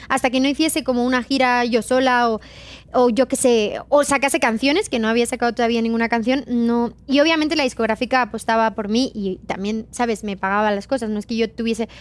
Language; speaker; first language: Spanish; native; Spanish